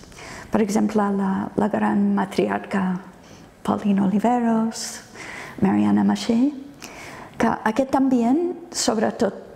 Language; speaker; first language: Catalan; non-native, fluent; English